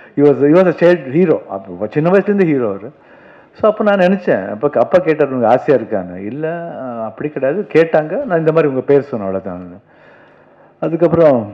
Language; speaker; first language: Tamil; non-native, local second language; Kannada